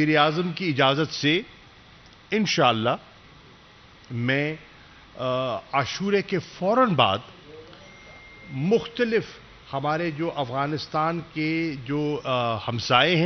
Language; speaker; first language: Urdu; non-native, local second language; Saraiki